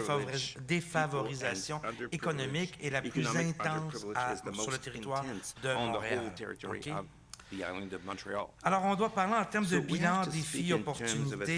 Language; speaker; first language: French; native; French